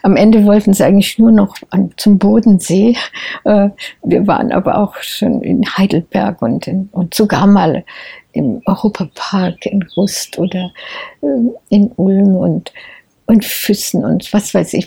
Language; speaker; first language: German; native; German